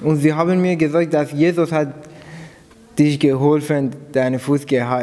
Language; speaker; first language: German; non-native, learner; Persian